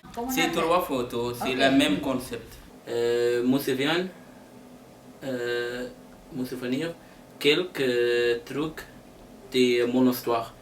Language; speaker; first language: French; non-native, learner; Arabic